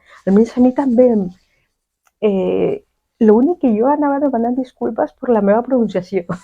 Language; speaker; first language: Catalan; non-native, fluent; Spanish